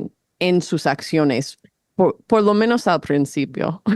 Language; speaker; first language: Spanish; non-native, fluent; English